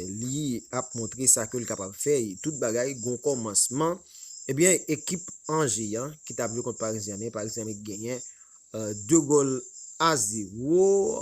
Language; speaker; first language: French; non-native, local second language; Haitian Creole